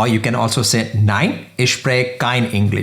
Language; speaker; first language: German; non-native, fluent; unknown